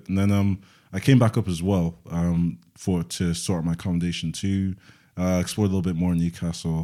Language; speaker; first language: English; native; English